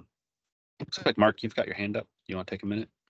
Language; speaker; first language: English; native; English